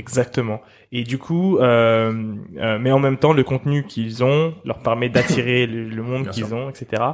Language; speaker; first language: French; native; French